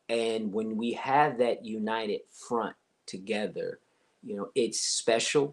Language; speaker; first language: English; native; English